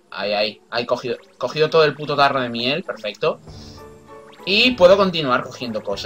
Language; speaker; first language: Spanish; native; Spanish